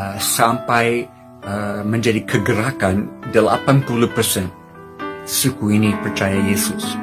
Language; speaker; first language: Indonesian; non-native, fluent; English